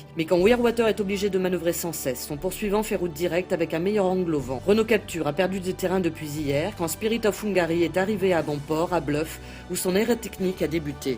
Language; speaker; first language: French; native; French